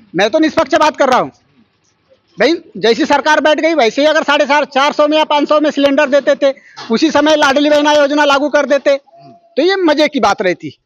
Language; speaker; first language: Hindi; native; Hindi